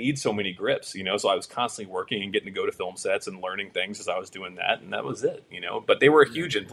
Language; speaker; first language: English; native; English